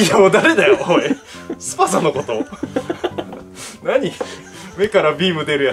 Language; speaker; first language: Japanese; native; Japanese